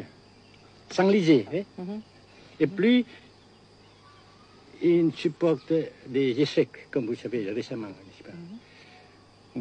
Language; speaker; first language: French; non-native, fluent; Vietnamese